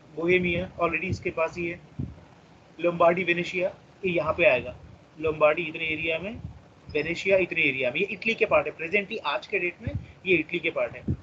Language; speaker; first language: Hindi; non-native, local second language; Marathi